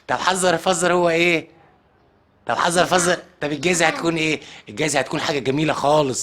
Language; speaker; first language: Arabic; native; Arabic